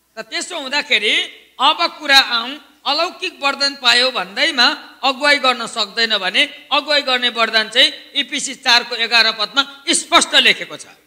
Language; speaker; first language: Nepali; native; Nepali